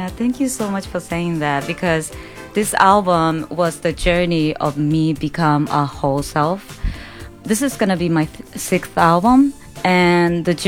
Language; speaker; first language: English; non-native, fluent; Japanese